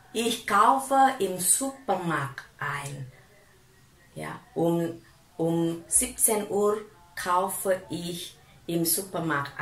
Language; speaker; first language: German; non-native, fluent; Indonesian